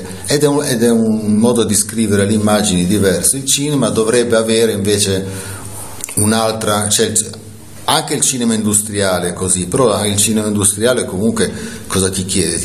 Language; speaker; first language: Italian; native; Italian